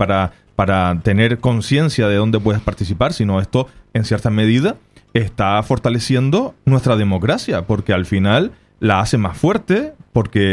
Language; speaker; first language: Spanish; native; Spanish